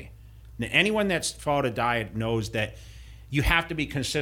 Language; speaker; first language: English; native; English